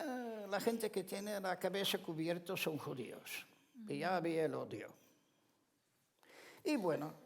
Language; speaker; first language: Spanish; non-native, fluent; Ladino